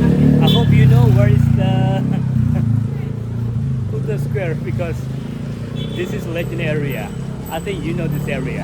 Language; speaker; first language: English; non-native, learner; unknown